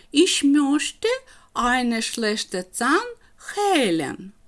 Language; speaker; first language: German; non-native, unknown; Ukrainian